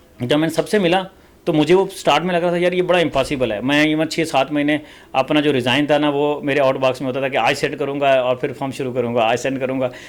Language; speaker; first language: Urdu; non-native, local second language; Punjabi